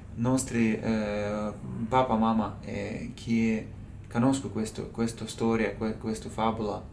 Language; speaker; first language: Italian; non-native, learner; Russian